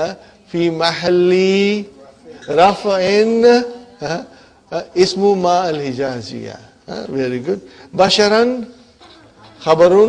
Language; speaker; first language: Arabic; non-native, fluent; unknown